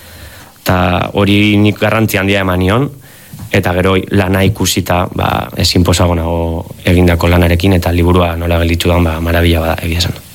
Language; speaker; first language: Basque; native; Basque